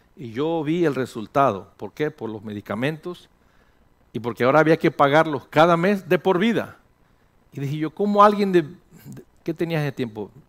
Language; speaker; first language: Spanish; early bilingual, heritage; Spanish